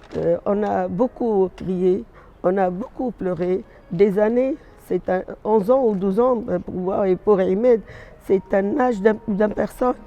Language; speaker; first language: French; non-native, local second language; Arabic